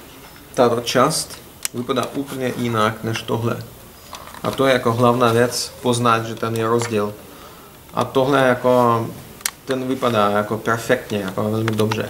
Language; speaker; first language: Czech; non-native, learner; Russian